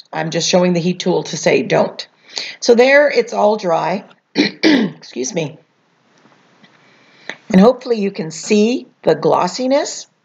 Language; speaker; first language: English; native; English